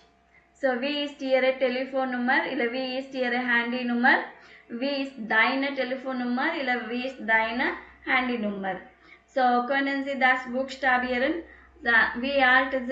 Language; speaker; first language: German; non-native, fluent; Tamil